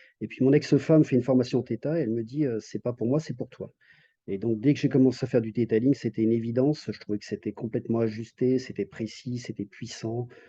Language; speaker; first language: French; native; French